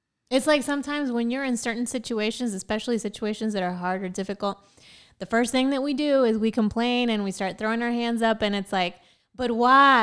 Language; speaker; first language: English; early bilingual, other home language; Spanish